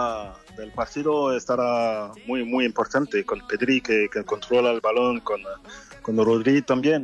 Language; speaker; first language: Spanish; non-native, fluent; French